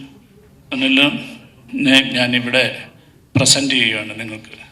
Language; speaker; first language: Malayalam; non-native, learner; Tamil